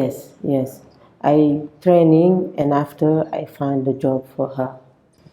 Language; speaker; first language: English; non-native, local second language; French